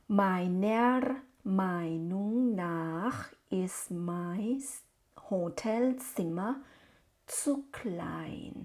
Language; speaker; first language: German; non-native, fluent; Thai